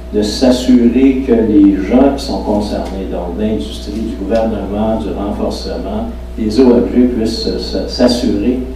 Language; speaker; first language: French; native; French